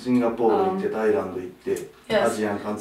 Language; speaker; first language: English; non-native, learner; Japanese